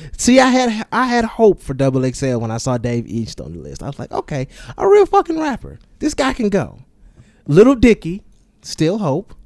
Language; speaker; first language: English; native; English